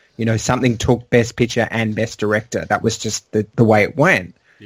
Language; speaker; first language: English; native; English